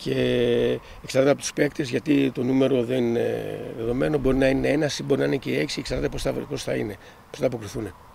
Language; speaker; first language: Greek; native; Greek